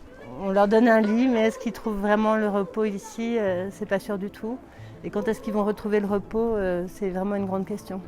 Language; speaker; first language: French; native; French